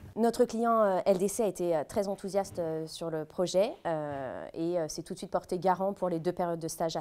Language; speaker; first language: French; native; French